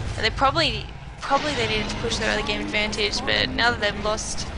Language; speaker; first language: English; native; English